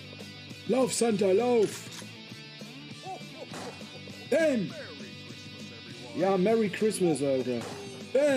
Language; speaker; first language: German; native; German